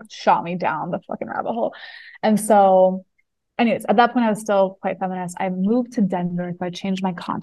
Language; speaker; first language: English; native; English